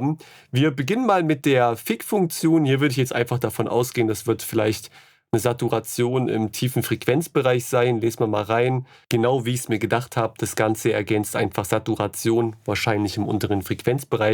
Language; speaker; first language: German; native; German